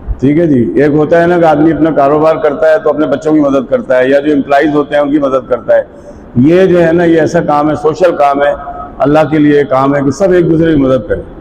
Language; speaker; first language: Urdu; native; Urdu